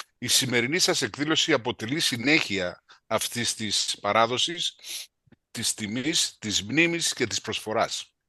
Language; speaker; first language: Greek; native; Greek